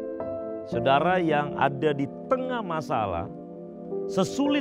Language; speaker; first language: Indonesian; native; Indonesian